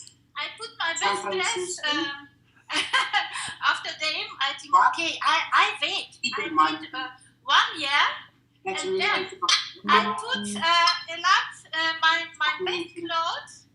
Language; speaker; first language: English; non-native, learner; Russian